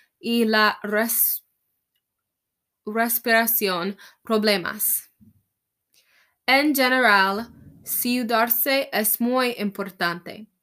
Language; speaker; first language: Spanish; non-native, learner; English